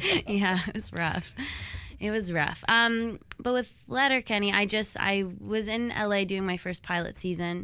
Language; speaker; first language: English; native; English